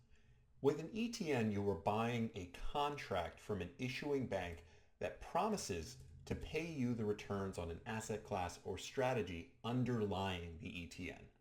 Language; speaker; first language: English; native; English